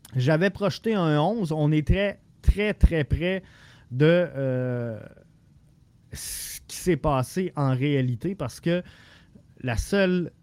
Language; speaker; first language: French; native; French